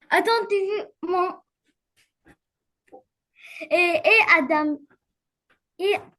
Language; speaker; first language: French; non-native, learner; Arabic